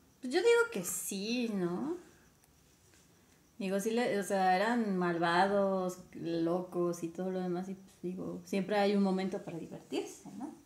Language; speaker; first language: Spanish; native; Spanish